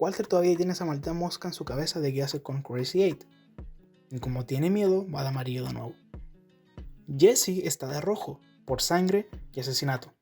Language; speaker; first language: Spanish; native; Spanish